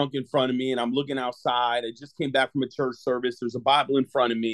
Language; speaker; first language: English; native; English